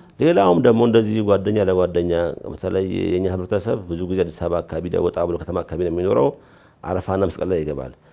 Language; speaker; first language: Amharic; native; Amharic